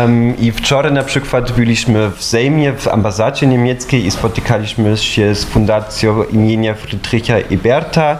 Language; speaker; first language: Polish; non-native, fluent; German